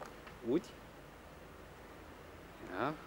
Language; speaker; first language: Hungarian; non-native, learner; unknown